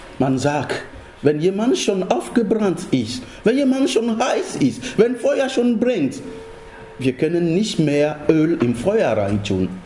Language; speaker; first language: German; non-native, fluent; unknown